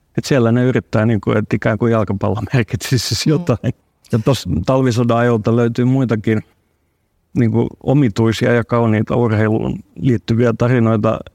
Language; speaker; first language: Finnish; non-native, local second language; Swedish